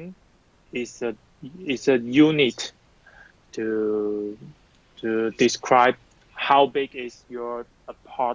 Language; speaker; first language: English; non-native, learner; Chinese